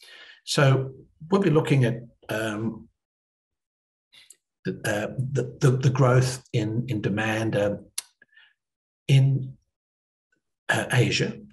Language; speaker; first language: English; native; English